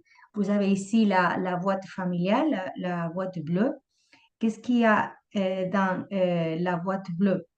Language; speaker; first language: French; non-native, fluent; Spanish